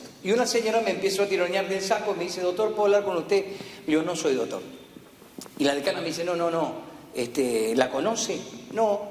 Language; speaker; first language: Spanish; native; Spanish